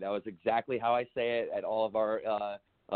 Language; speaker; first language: English; native; English